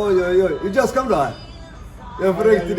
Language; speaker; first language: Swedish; non-native, learner; Somali